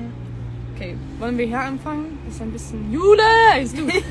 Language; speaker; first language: German; non-native, fluent; Swedish